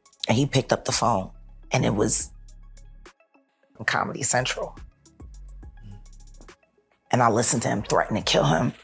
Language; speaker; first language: English; native; English